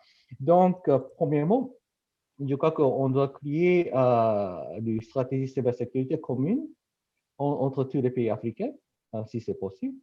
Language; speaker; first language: French; non-native, fluent; Japanese